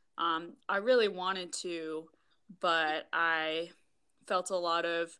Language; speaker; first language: English; native; English